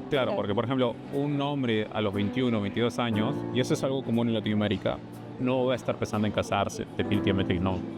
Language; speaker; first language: Spanish; native; Spanish